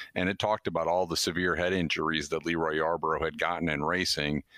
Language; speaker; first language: English; native; English